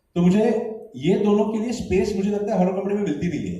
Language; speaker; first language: Hindi; non-native, local second language; Marathi